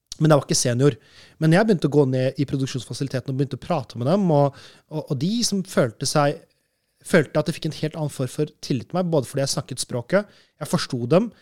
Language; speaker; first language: Norwegian; early bilingual, other home language; Urdu